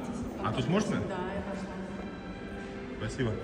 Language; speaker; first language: Russian; non-native, learner; Finnish